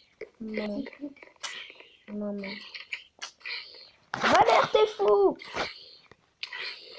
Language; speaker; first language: French; native; French